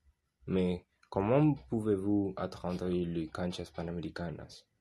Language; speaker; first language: French; non-native, learner; Spanish